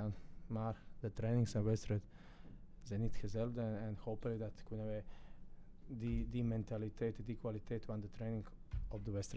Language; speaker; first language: Dutch; non-native, fluent; Croatian